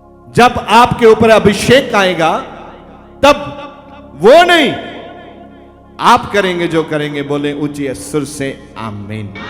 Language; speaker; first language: Hindi; non-native, local second language; Punjabi